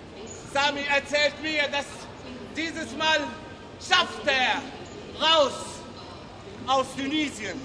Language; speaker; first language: German; non-native, learner; Arabic